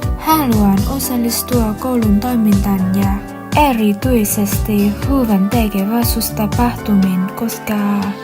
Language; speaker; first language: Finnish; non-native, learner; Vietnamese